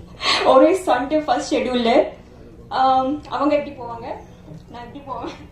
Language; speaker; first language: Tamil; non-native, learner; Bangla